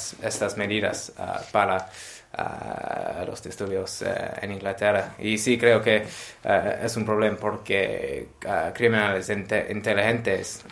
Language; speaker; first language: Spanish; non-native, learner; English